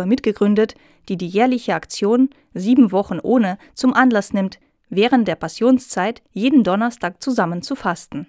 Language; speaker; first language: German; native; German